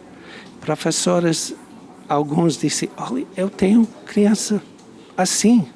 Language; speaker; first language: Portuguese; non-native, fluent; English